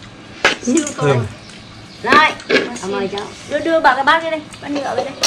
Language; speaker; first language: Vietnamese; native; Vietnamese